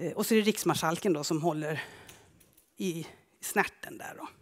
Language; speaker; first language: Swedish; native; Swedish